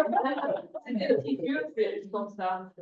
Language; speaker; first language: French; non-native, learner; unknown